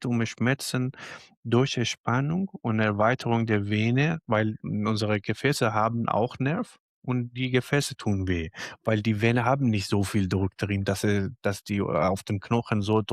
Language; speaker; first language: German; non-native, fluent; Arabic